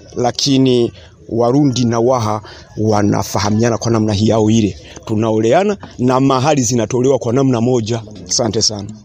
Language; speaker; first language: Swahili; non-native, local second language; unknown